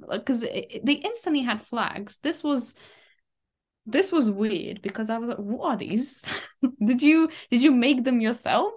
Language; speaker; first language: English; early bilingual, other home language; Ukrainian